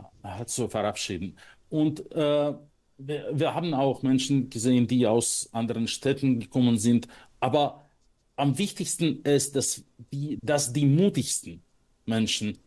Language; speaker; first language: German; non-native, fluent; Russian